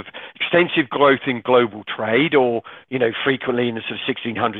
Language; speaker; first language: English; native; English